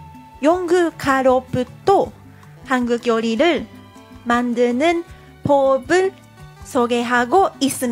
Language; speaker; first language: Korean; non-native, learner; Japanese